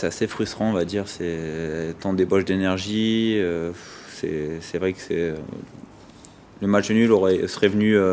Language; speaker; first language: French; native; French